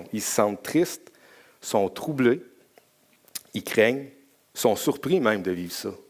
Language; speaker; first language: French; native; French